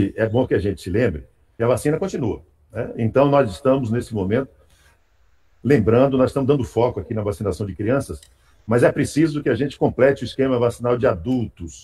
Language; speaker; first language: Portuguese; native; Portuguese